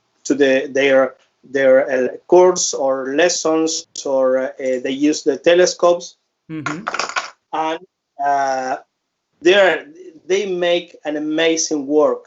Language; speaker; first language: English; non-native, fluent; Spanish